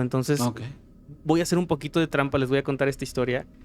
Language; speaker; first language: Spanish; native; Spanish